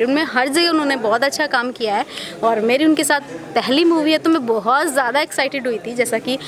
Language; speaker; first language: Hindi; native; Hindi